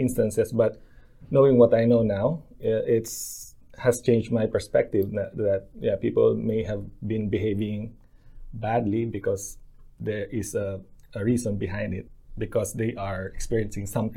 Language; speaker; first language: English; non-native, local second language; Filipino